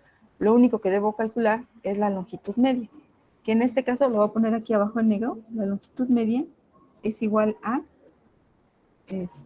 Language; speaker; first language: Spanish; native; Spanish